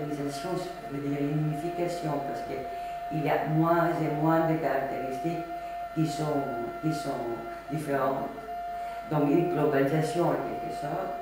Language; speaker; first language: French; non-native, fluent; Greek